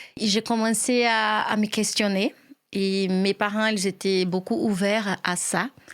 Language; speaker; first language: French; non-native, fluent; Portuguese